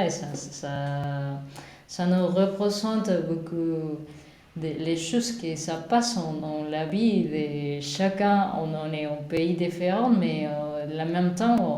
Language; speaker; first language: French; non-native, learner; Spanish